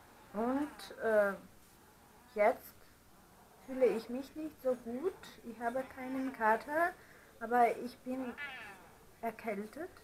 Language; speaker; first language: German; non-native, fluent; Russian